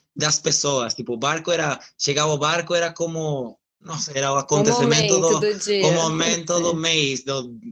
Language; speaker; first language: Portuguese; non-native, learner; Spanish